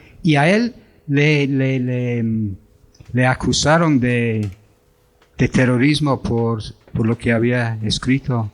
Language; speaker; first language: Spanish; non-native, fluent; English